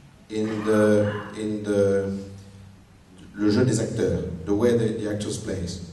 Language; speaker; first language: English; non-native, learner; French